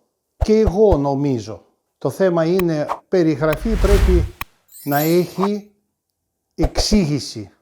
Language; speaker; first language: Greek; non-native, fluent; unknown